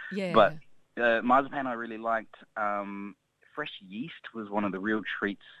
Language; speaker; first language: English; native; English